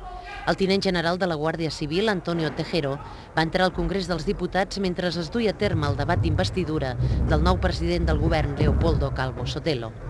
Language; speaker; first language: Catalan; native; Catalan